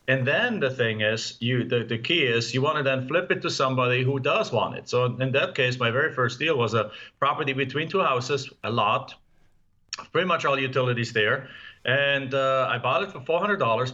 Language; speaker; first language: English; non-native, fluent; German